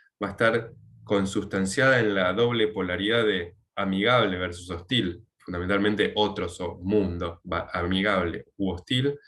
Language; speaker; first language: Spanish; native; Spanish